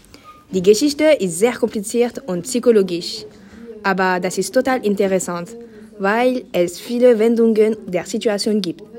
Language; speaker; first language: German; non-native, learner; French